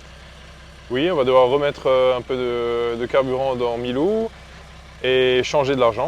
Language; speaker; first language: French; native; French